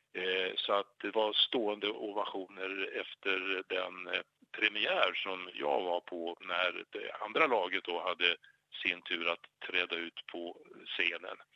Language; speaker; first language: Swedish; native; Swedish